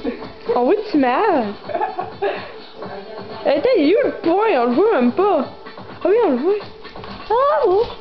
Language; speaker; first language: French; native; French